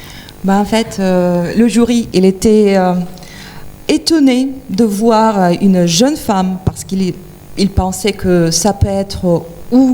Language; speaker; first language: French; non-native, fluent; Ukrainian